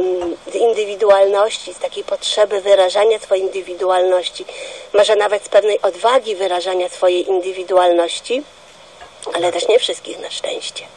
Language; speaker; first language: Polish; native; Polish